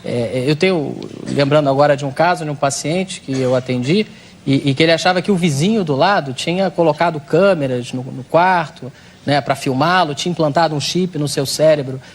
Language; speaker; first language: Portuguese; native; Portuguese